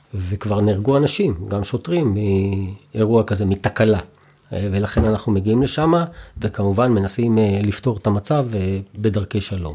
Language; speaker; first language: Hebrew; native; Hebrew